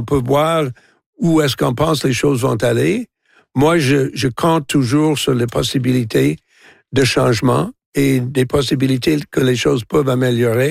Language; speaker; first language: French; non-native, local second language; English